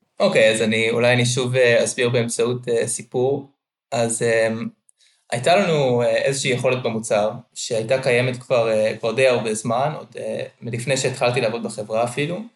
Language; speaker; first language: Hebrew; native; Hebrew